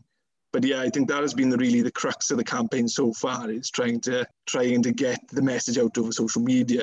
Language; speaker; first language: English; native; English